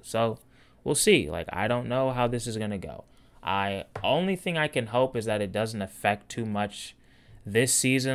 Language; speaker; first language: English; native; English